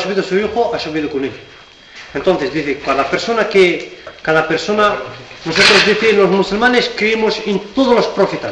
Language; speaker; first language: Spanish; non-native, learner; Arabic